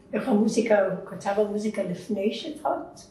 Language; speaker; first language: Hebrew; native; Hebrew